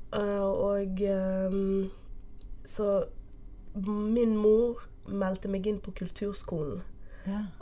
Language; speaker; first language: Norwegian; early bilingual, other home language; Portuguese